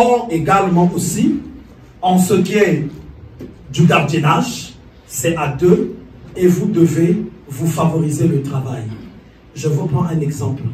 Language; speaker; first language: French; non-native, local second language; Lingala